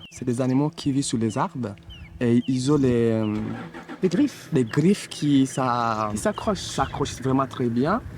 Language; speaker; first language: French; non-native, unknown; Masai